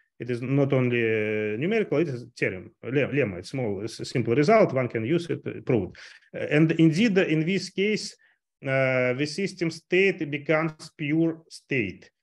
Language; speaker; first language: English; non-native, fluent; Russian